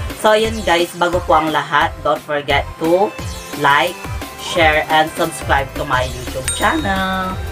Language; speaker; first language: English; non-native, local second language; Pangasinan